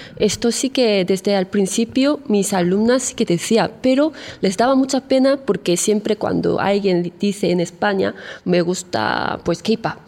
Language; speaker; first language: Spanish; non-native, fluent; Korean